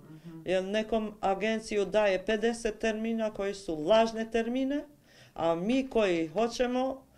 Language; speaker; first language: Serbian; non-native, local second language; Albanian